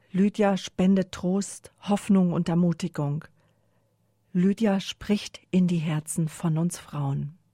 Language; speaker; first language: German; native; German